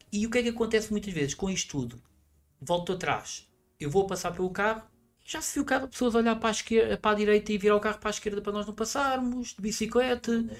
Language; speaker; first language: Portuguese; native; Portuguese